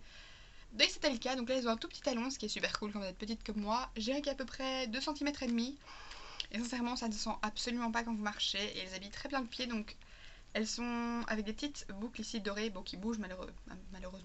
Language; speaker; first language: French; native; French